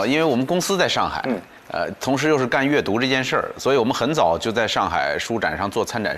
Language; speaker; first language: Chinese; native; Chinese